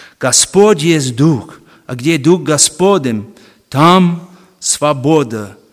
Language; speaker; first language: Russian; non-native, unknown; English